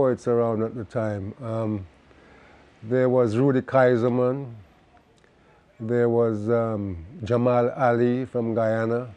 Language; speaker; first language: English; non-native, local second language; Jamaican Creole English